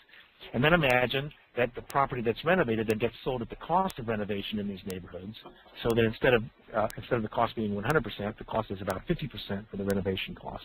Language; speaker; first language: English; native; English